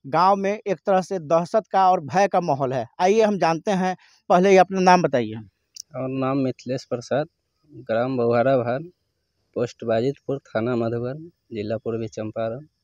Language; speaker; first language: Hindi; native; Hindi